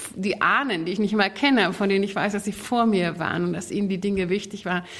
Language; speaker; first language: German; native; German